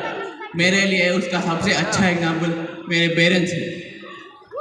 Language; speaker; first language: Hindi; non-native, local second language; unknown